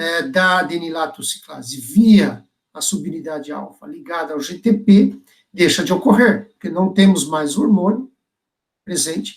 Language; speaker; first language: Portuguese; native; Portuguese